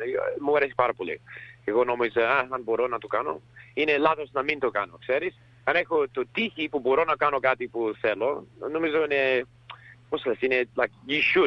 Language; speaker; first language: Greek; early bilingual, heritage; English